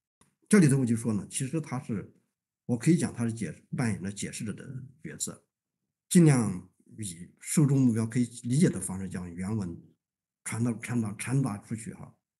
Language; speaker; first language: Chinese; native; Chinese